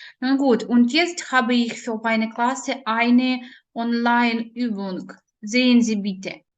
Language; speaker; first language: German; non-native, learner; Ukrainian